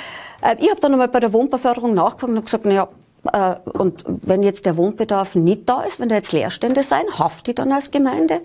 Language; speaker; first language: German; native; German